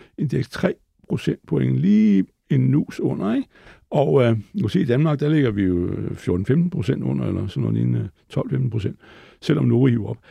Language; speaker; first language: Danish; native; Danish